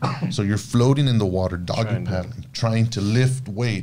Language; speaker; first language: English; early bilingual, other home language; Spanish